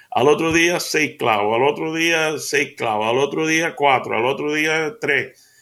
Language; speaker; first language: Spanish; early bilingual, heritage; Spanish